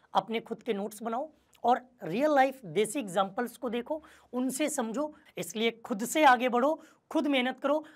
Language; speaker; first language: Hindi; native; Hindi